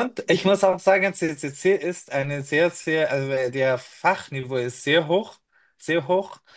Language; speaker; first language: German; non-native, fluent; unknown